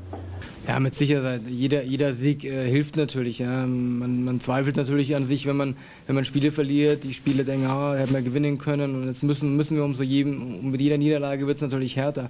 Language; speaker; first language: German; native; German